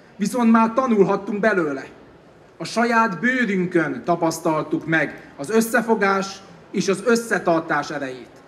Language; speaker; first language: Hungarian; native; Hungarian